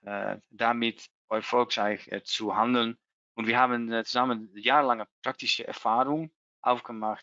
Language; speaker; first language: German; non-native, learner; Dutch